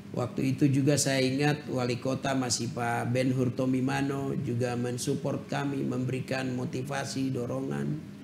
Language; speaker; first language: Indonesian; native; Indonesian